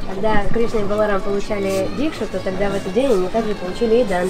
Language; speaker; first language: Russian; native; Russian